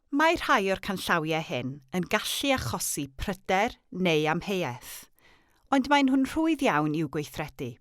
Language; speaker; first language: Welsh; native; Welsh